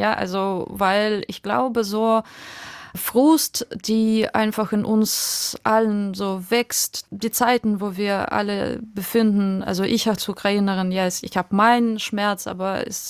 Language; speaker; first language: German; non-native, fluent; Russian